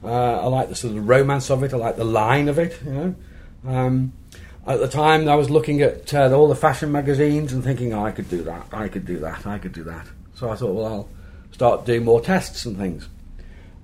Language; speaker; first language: English; native; English